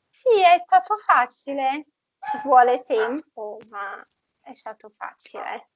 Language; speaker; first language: Italian; non-native, fluent; Portuguese